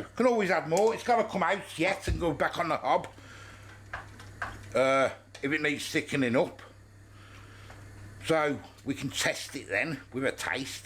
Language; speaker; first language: English; native; English